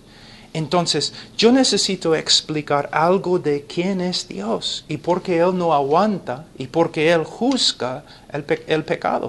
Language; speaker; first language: Spanish; non-native, fluent; English